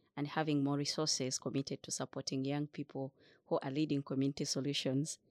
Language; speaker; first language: English; non-native, fluent; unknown